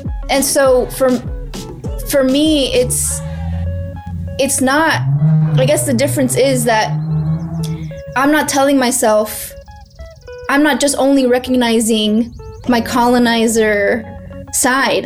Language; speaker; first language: English; early bilingual, other home language; Spanish